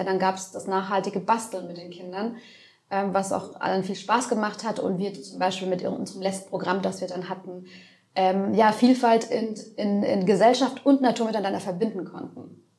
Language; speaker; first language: German; early bilingual, other home language; Albanian